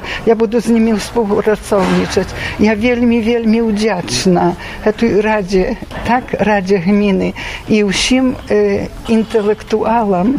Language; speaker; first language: Belarusian; early bilingual, heritage; Belarusian